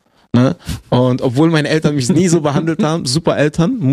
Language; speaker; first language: German; native; German